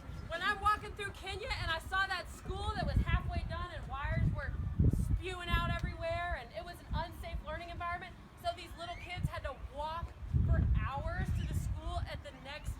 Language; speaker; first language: English; native; English